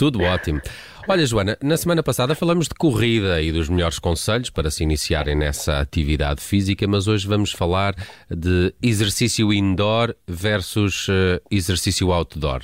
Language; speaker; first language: Portuguese; native; Portuguese